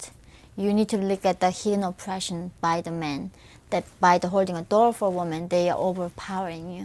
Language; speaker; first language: English; non-native, fluent; Korean